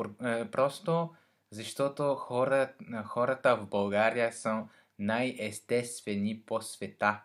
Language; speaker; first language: Bulgarian; non-native, learner; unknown